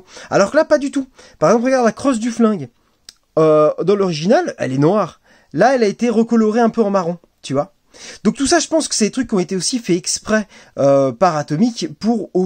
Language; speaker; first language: French; native; French